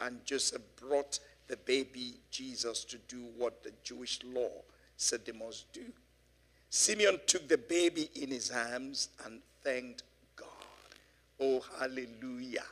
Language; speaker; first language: English; non-native, local second language; Yoruba